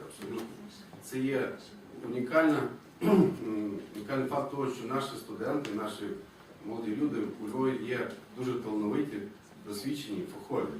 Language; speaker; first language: Ukrainian; native; Ukrainian